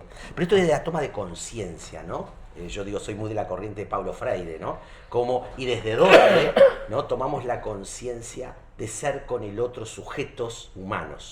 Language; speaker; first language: Spanish; native; Spanish